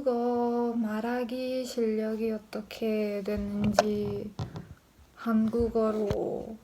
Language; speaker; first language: Korean; non-native, learner; English